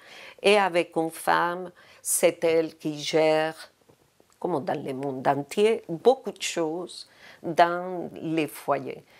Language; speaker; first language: French; non-native, fluent; Spanish